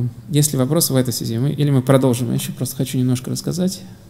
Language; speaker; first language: Russian; non-native, fluent; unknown